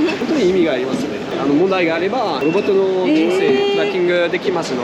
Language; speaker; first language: Japanese; non-native, fluent; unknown